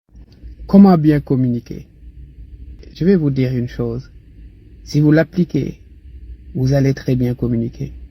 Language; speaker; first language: French; non-native, local second language; Wolof